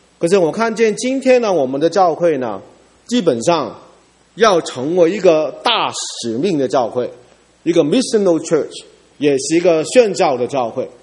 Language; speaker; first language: Chinese; non-native, local second language; Cantonese